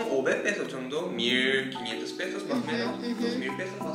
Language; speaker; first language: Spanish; non-native, learner; Japanese